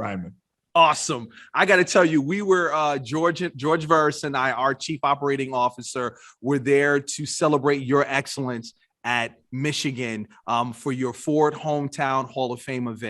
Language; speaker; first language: English; native; English